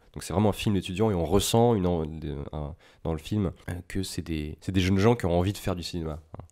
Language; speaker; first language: French; native; French